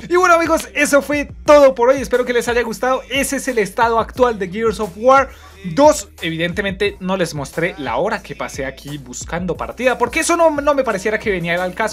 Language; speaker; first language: Spanish; native; Spanish